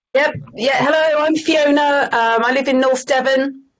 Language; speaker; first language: English; non-native, fluent; Dutch